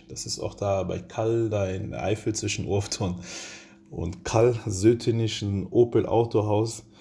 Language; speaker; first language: German; early bilingual, other home language; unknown